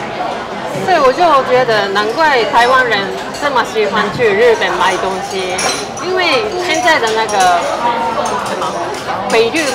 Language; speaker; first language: Chinese; non-native, fluent; Japanese